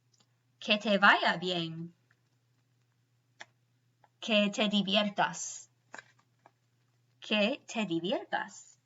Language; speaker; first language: Spanish; non-native, fluent; English